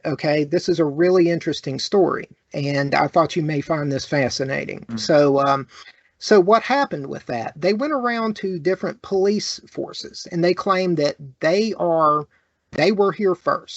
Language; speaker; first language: English; native; English